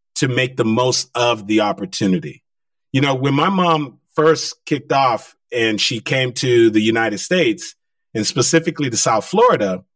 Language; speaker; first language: English; early bilingual, other home language; Haitian Creole